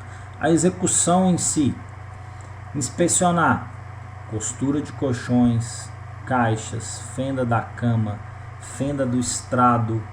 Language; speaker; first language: Portuguese; native; Portuguese